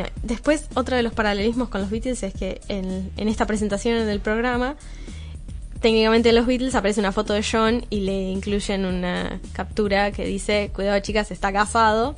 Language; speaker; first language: Spanish; native; Spanish